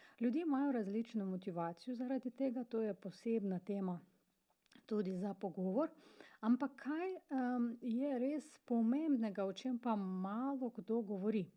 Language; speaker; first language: Slovenian; non-native, fluent; Ukrainian